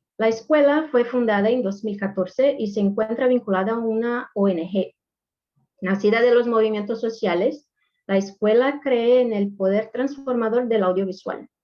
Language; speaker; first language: Spanish; non-native, fluent; Portuguese